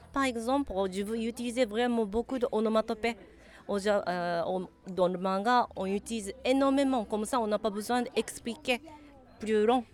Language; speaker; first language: French; non-native, learner; Japanese